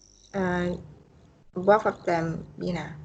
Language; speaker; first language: English; non-native, learner; Vietnamese